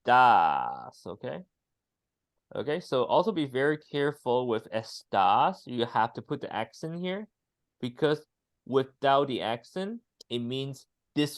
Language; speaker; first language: English; non-native, fluent; Chinese